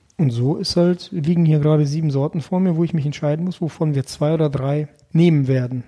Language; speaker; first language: German; early bilingual, other home language; Russian